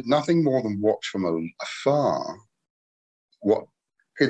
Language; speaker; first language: English; native; English